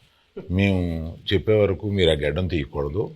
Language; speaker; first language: Telugu; native; Telugu